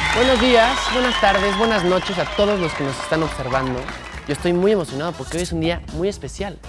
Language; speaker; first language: Spanish; native; Spanish